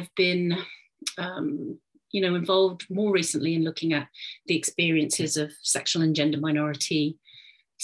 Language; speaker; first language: English; native; English